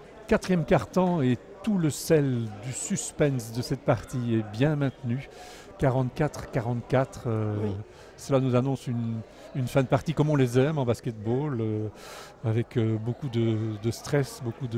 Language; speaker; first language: French; native; French